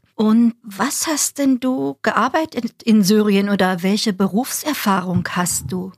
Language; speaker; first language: German; native; German